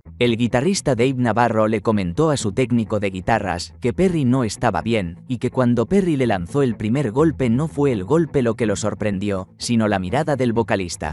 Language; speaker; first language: Spanish; native; Spanish